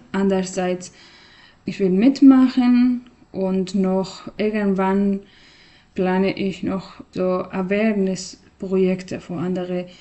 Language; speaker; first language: German; non-native, learner; Persian